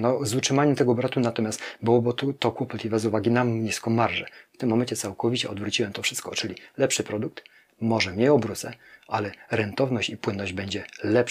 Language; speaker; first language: Polish; native; Polish